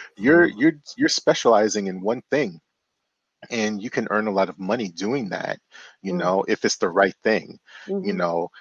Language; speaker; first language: English; native; English